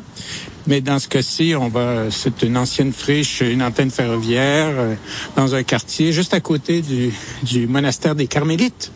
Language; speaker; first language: French; native; French